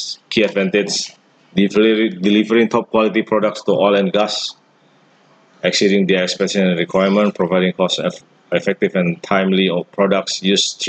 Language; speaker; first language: English; non-native, fluent; Indonesian